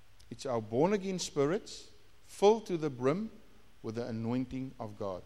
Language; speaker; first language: English; non-native, local second language; Afrikaans